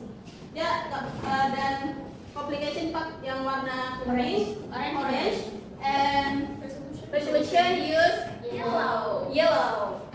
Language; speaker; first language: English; non-native, learner; Indonesian